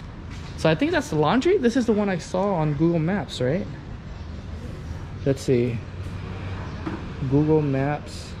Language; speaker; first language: English; early bilingual, other home language; Vietnamese